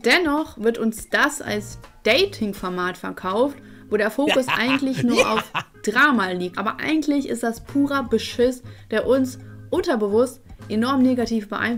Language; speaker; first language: German; native; German